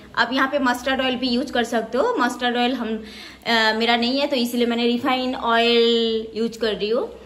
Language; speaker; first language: Hindi; non-native, local second language; Bangla